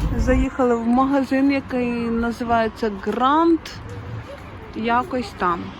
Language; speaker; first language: Ukrainian; non-native, local second language; Russian